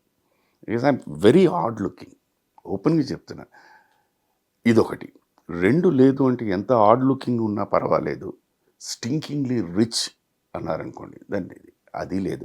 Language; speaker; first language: Telugu; native; Telugu